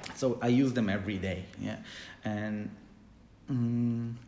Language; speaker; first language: English; non-native, fluent; Polish